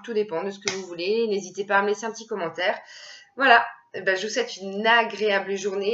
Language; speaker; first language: French; native; French